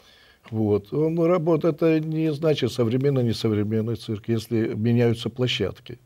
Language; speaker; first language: Russian; native; Russian